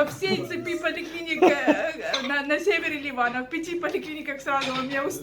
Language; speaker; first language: Russian; native; Russian